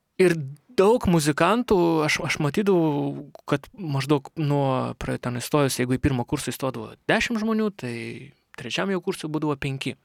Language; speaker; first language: Lithuanian; non-native, local second language; Russian